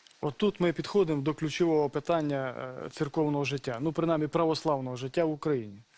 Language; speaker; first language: Ukrainian; native; Ukrainian